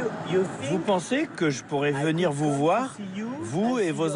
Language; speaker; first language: French; native; French